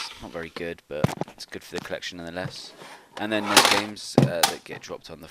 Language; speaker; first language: English; native; English